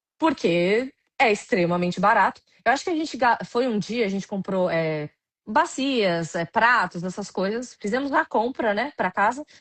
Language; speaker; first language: Portuguese; native; Portuguese